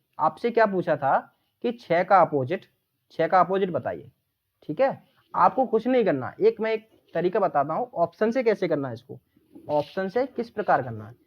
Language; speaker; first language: Hindi; native; Hindi